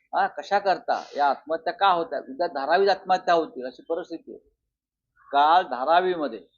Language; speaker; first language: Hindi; non-native, local second language; Marathi